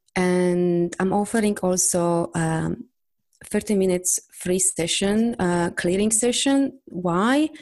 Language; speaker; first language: English; non-native, fluent; Polish